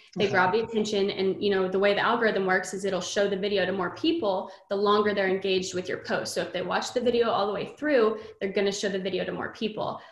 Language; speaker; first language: English; native; English